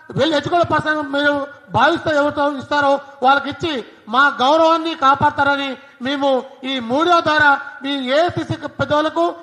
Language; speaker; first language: Telugu; non-native, local second language; Lambadi